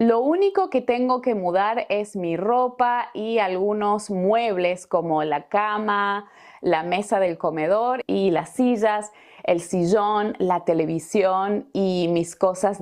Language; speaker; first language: Spanish; native; Spanish